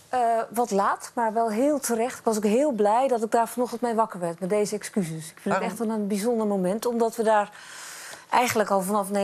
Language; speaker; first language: Dutch; native; Dutch